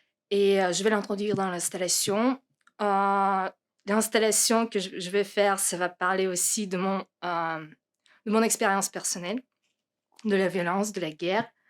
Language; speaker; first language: French; non-native, fluent; Russian